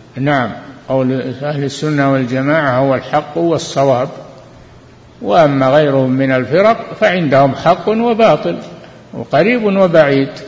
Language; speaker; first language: Arabic; native; Arabic